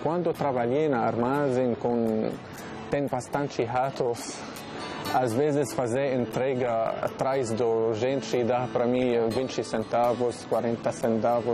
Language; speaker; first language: Portuguese; non-native, learner; Arabic